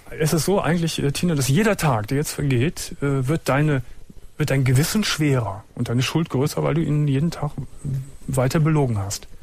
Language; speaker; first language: German; native; German